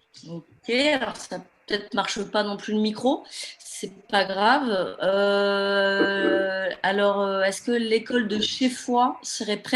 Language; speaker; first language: French; native; French